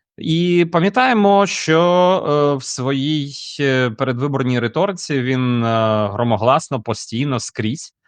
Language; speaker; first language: Ukrainian; native; Ukrainian